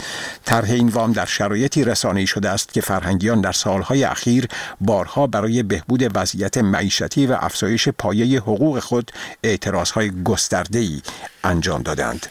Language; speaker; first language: Persian; native; Persian